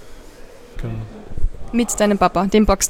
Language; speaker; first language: German; native; German